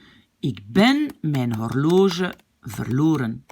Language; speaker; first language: Dutch; non-native, fluent; French